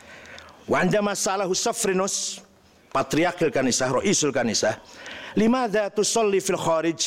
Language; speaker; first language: Arabic; non-native, fluent; Indonesian